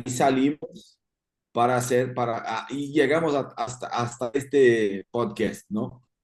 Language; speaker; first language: Spanish; non-native, fluent; Portuguese